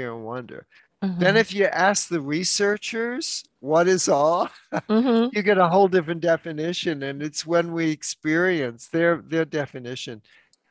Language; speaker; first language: English; native; English